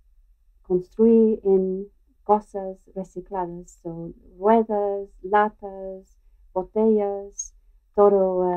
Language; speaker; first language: Spanish; non-native, learner; English